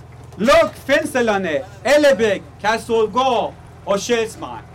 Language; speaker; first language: Danish; non-native, fluent; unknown